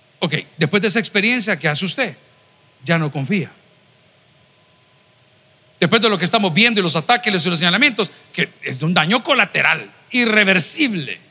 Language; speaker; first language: Spanish; native; Spanish